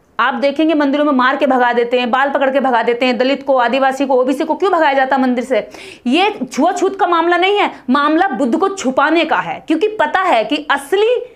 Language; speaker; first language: Hindi; native; Hindi